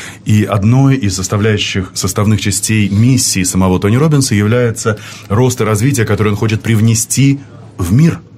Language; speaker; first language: Russian; native; Russian